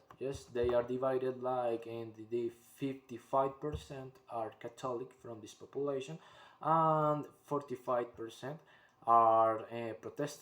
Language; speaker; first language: English; non-native, learner; Spanish